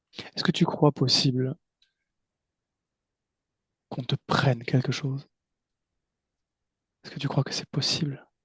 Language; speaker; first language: French; native; French